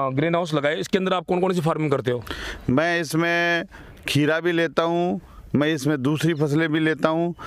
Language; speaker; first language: Hindi; native; Hindi